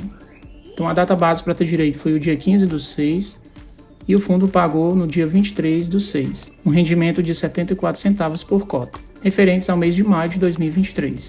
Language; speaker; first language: Portuguese; native; Portuguese